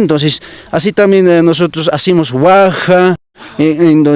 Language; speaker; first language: Spanish; non-native, local second language; Aymara